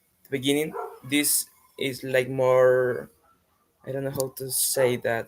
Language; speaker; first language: English; non-native, fluent; Spanish